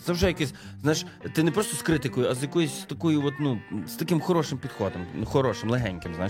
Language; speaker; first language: Ukrainian; native; Ukrainian